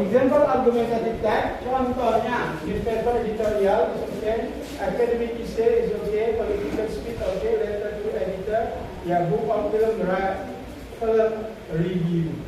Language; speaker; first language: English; non-native, fluent; Indonesian